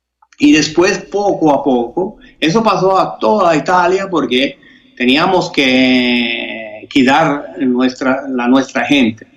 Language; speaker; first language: Spanish; non-native, fluent; Italian